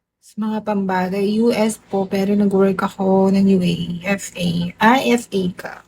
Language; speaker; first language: Filipino; native; Filipino